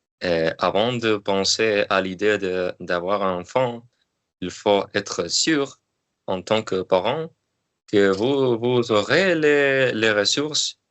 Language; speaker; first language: French; non-native, learner; Spanish